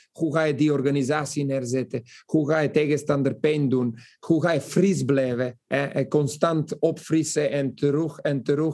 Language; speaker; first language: Dutch; non-native, fluent; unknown